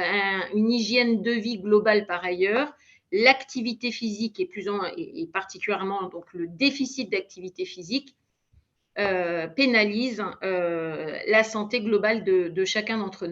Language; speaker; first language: French; native; French